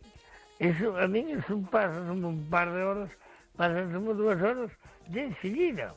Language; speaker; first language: Spanish; non-native, local second language; Galician